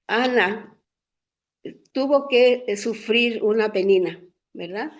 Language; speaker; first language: Spanish; native; Spanish